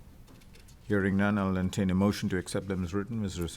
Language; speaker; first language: English; native; English